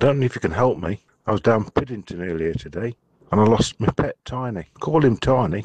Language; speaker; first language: English; native; English